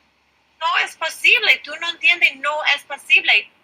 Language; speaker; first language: Spanish; non-native, learner; English